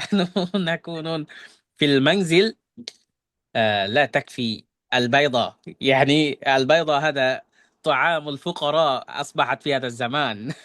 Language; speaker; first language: Arabic; non-native, fluent; Bangla